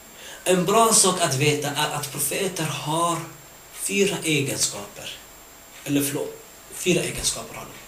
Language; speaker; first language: Swedish; early bilingual, other home language; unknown